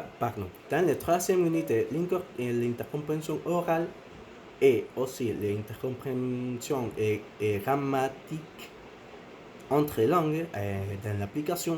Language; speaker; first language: French; non-native, learner; Spanish